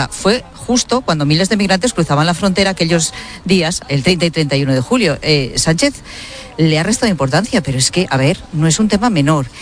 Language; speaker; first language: Spanish; native; Spanish